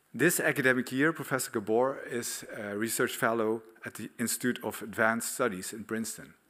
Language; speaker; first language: English; non-native, fluent; Dutch